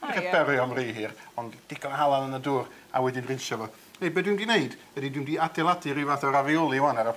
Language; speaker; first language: Welsh; native; Welsh